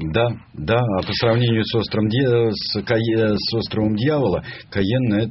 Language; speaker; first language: Russian; native; Russian